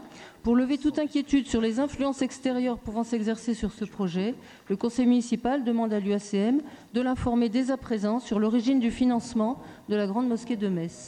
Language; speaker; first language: French; native; French